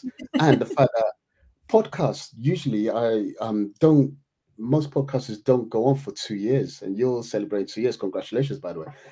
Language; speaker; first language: English; native; English